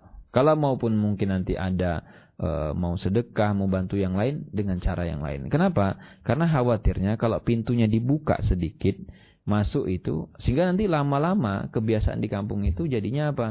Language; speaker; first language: Indonesian; native; Indonesian